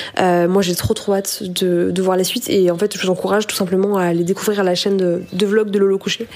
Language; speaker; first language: French; native; French